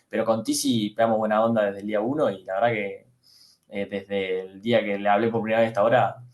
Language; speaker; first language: Spanish; native; Spanish